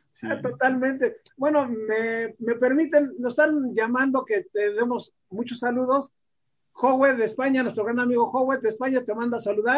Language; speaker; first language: Spanish; native; Spanish